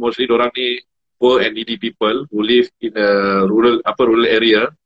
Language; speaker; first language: English; non-native, learner; Malay